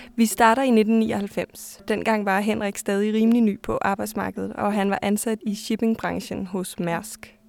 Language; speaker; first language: Danish; native; Danish